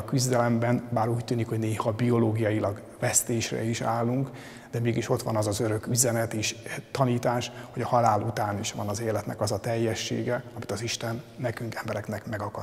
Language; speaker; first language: Hungarian; native; Hungarian